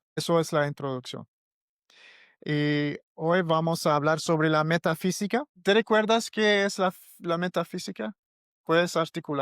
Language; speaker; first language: Spanish; non-native, learner; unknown